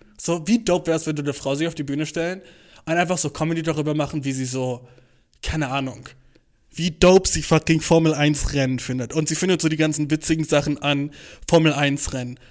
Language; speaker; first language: German; early bilingual, other home language; Turkish